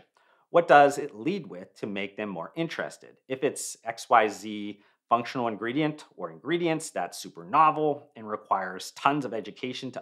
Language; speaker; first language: English; native; English